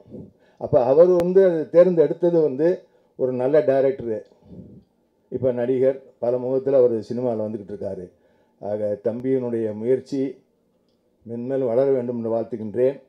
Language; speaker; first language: Tamil; native; Tamil